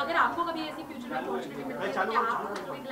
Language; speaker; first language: Hindi; native; Hindi